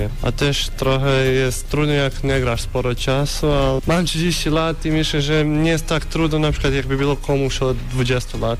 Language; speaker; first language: Polish; non-native, fluent; Bosnian